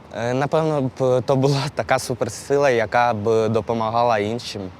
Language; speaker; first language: Ukrainian; native; Ukrainian